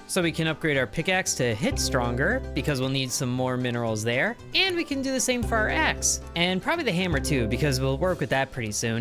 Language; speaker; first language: English; native; English